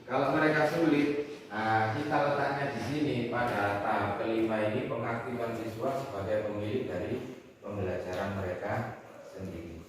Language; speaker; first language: Indonesian; native; Indonesian